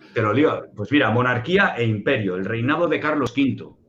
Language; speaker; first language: Spanish; native; Spanish